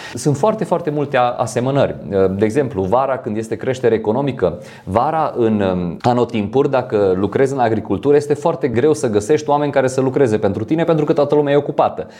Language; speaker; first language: Romanian; non-native, fluent; French